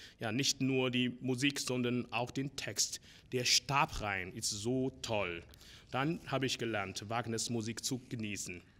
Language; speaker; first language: German; non-native, learner; Chinese